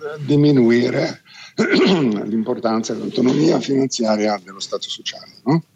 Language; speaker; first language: Italian; non-native, fluent; Slovenian